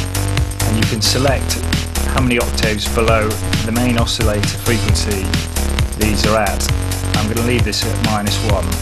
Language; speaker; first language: English; native; English